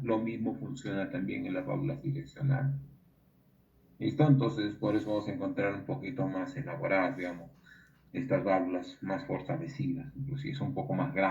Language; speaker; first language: Spanish; native; Spanish